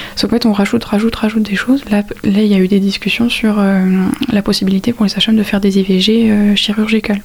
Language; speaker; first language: French; native; French